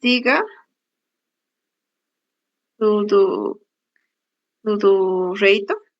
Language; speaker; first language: Portuguese; non-native, learner; Spanish